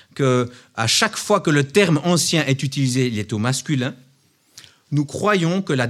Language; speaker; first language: French; native; French